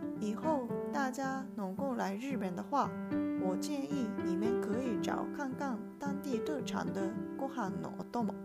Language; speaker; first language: Chinese; non-native, learner; Japanese